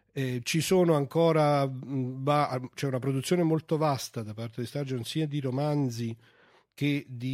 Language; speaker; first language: Italian; native; Italian